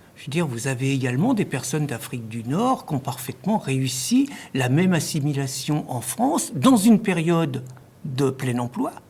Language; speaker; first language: French; native; French